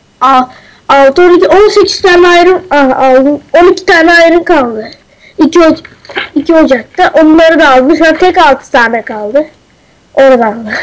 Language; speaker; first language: Turkish; native; Turkish